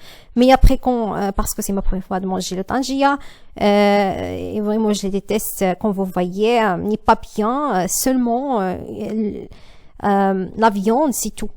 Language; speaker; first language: French; non-native, learner; Arabic